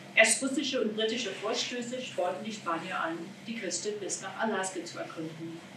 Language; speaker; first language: German; non-native, fluent; English